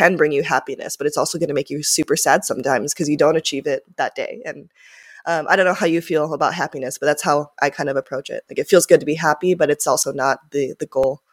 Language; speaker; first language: English; early bilingual, other home language; Japanese